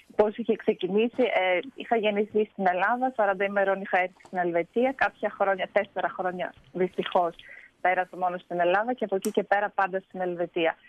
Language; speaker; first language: Greek; early bilingual, heritage; Greek